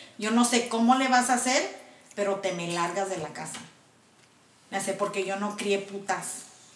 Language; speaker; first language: Spanish; early bilingual, heritage; Spanish